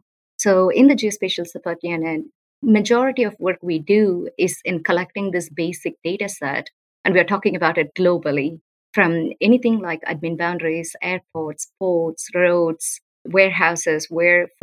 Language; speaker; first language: English; non-native, local second language; Tamil